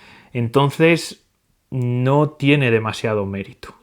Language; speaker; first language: Spanish; native; Spanish